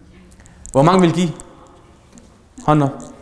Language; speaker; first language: Danish; early bilingual, other home language; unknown